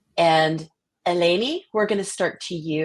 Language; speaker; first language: English; native; English